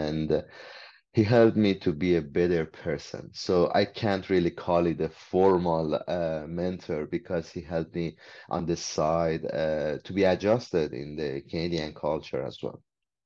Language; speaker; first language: English; non-native, fluent; Persian